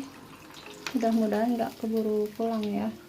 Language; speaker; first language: Indonesian; native; Indonesian